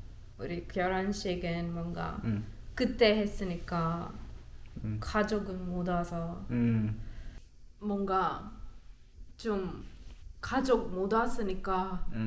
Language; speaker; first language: Korean; non-native, learner; German